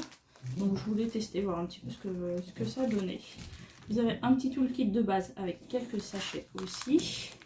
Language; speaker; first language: French; native; French